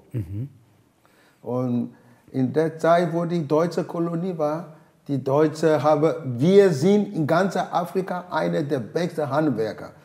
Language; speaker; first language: German; non-native, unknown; Ewe